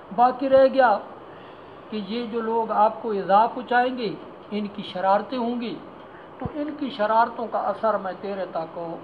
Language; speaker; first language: Urdu; non-native, local second language; Punjabi